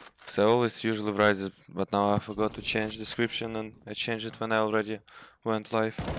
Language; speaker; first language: English; non-native, fluent; Russian